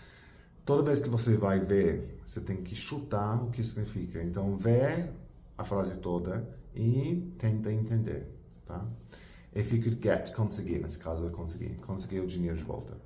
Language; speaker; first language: Portuguese; non-native, fluent; English